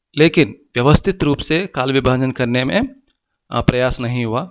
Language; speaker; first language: Hindi; non-native, local second language; Telugu